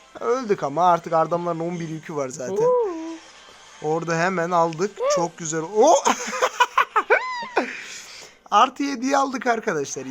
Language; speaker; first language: Turkish; native; Turkish